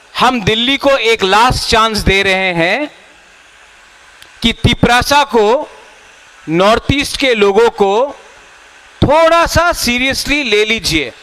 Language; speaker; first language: Hindi; non-native, local second language; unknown